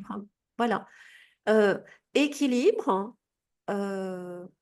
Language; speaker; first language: French; native; French